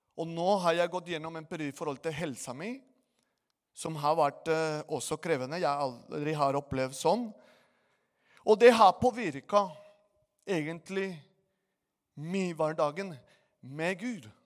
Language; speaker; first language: Norwegian; non-native, fluent; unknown